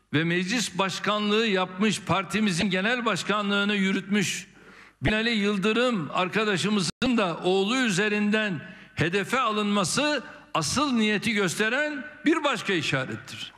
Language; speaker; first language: Turkish; native; Turkish